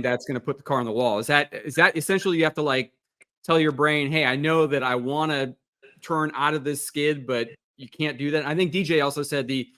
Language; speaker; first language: English; native; English